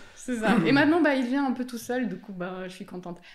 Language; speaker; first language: French; non-native, fluent; Polish